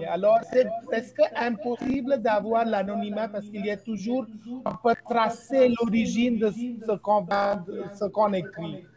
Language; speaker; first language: French; non-native, fluent; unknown